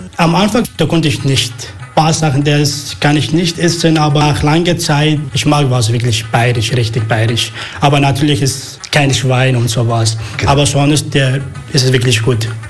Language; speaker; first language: German; non-native, learner; Arabic